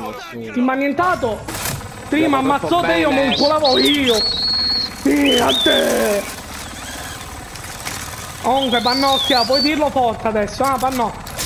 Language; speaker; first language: Italian; native; Italian